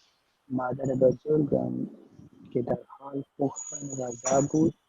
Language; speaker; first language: Persian; non-native, learner; Urdu